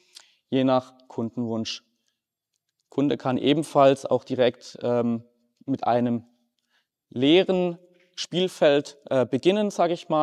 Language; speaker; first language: German; native; German